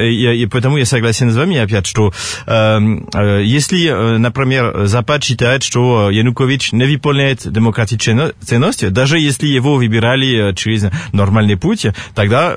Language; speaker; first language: Russian; non-native, fluent; French